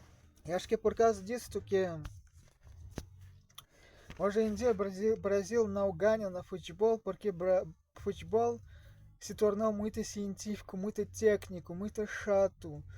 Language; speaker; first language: Portuguese; non-native, learner; Russian